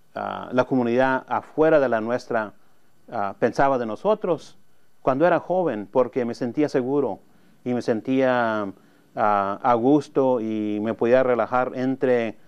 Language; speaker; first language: Spanish; early bilingual, heritage; Spanish